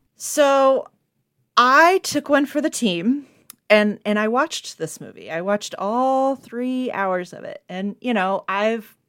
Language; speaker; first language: English; native; English